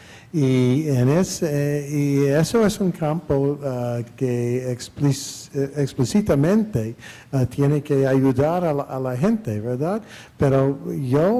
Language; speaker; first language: Spanish; non-native, fluent; English